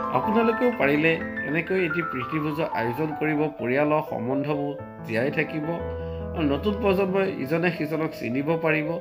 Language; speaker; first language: Assamese; native; Assamese